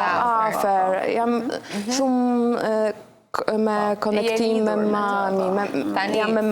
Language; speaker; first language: Albanian; non-native, learner; Polish